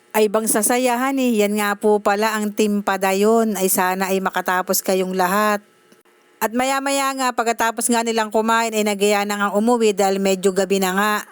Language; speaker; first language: Filipino; native; Filipino